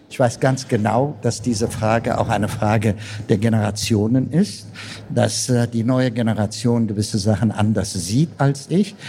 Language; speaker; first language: German; non-native, fluent; Amharic